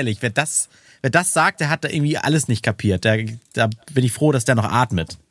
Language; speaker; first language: German; native; German